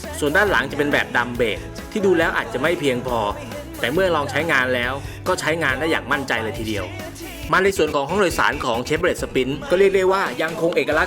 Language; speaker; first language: Thai; native; Thai